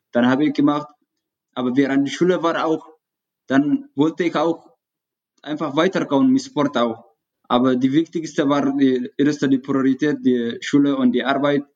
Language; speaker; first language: German; non-native, learner; Tigrinya